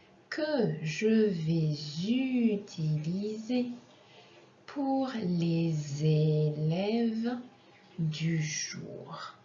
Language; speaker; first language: French; non-native, fluent; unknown